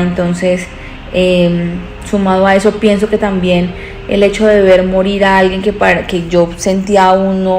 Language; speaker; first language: Spanish; native; Spanish